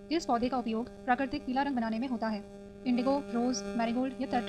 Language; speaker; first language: Hindi; native; Hindi